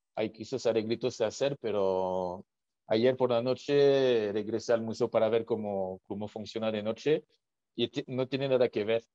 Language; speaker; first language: Spanish; non-native, fluent; French